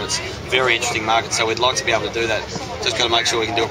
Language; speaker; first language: English; native; English